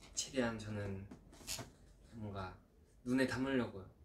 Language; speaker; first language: Korean; early bilingual, heritage; Korean